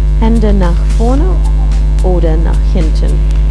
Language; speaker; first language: German; non-native, learner; English